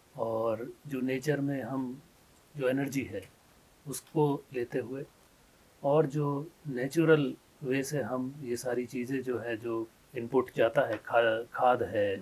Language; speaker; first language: Hindi; native; Hindi